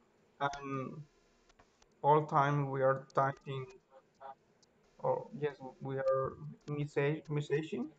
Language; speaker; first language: English; non-native, learner; Spanish